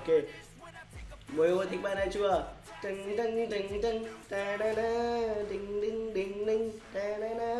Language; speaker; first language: Vietnamese; non-native, learner; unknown